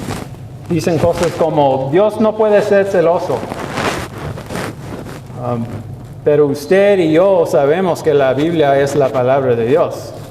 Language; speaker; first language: Spanish; non-native, learner; English